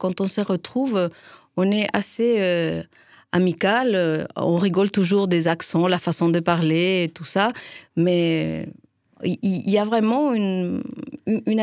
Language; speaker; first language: French; non-native, fluent; Spanish